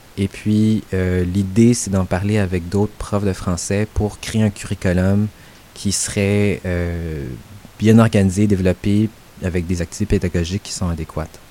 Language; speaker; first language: French; native; French